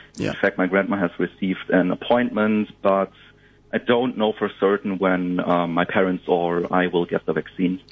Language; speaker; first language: English; non-native, fluent; German